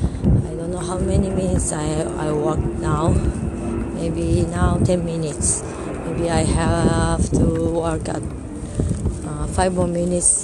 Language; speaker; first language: English; non-native, learner; Japanese